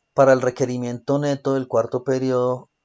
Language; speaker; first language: Spanish; native; Spanish